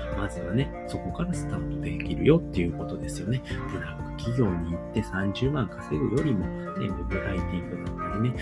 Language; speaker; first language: Japanese; native; Japanese